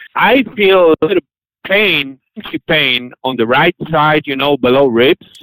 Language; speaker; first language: English; non-native, learner; Polish